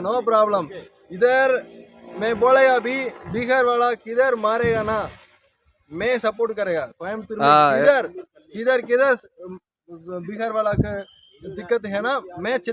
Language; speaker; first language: Hindi; non-native, local second language; Tamil